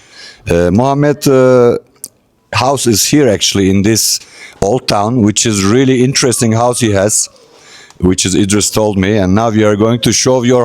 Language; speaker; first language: English; non-native, fluent; Turkish